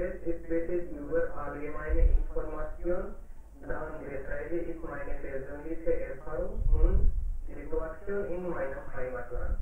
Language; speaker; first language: German; non-native, learner; Hindi